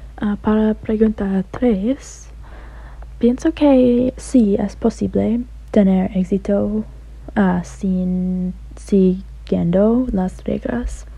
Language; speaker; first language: Spanish; non-native, learner; English